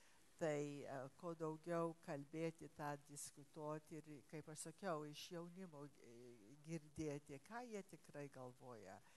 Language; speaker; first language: Lithuanian; early bilingual, heritage; English